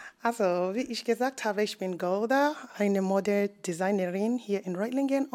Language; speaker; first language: German; non-native, learner; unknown